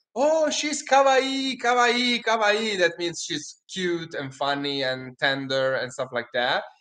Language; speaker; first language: English; non-native, fluent; Italian